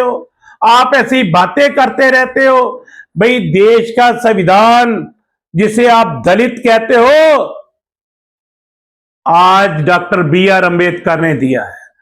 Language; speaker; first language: Hindi; non-native, local second language; Punjabi